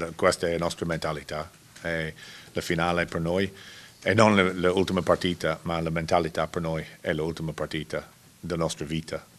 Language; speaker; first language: Italian; non-native, learner; English